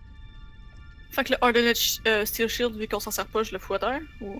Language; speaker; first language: French; native; French